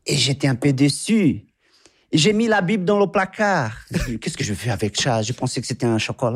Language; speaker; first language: French; non-native, fluent; Portuguese